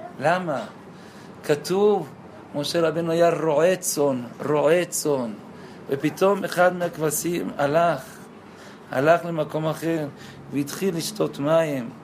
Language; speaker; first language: Hebrew; non-native, fluent; Spanish